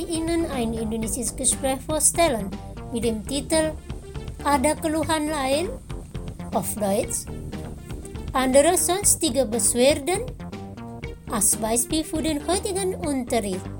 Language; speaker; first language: German; non-native, fluent; Indonesian